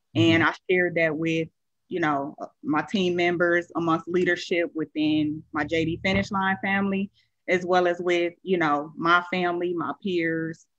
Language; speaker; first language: English; native; English